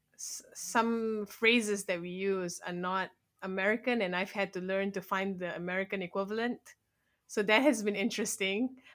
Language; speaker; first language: English; native; English